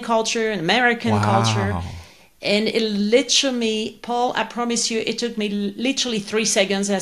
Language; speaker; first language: English; non-native, fluent; French